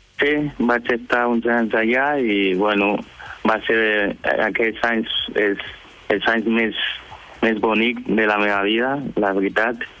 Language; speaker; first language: Catalan; early bilingual, other home language; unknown